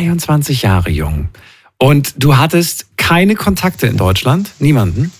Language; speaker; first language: German; native; German